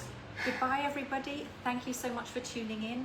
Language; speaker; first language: English; native; English